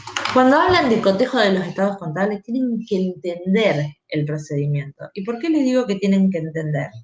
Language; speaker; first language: Spanish; native; Spanish